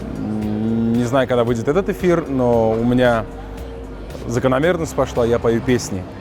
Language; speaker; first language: Russian; native; Russian